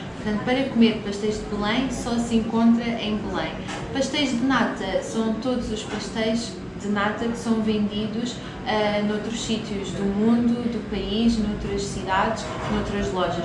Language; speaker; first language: Portuguese; native; Portuguese